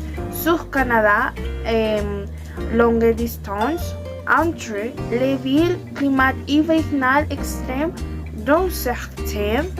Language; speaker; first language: French; non-native, learner; Spanish